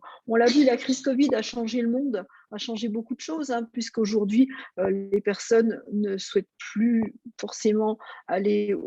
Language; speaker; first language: French; native; French